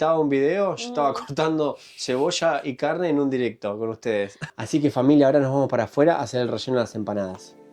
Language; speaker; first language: Spanish; native; Spanish